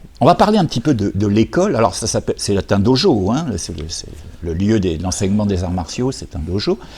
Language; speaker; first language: French; native; French